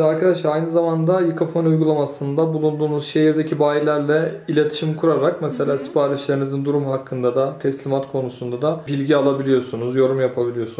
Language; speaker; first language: Turkish; native; Turkish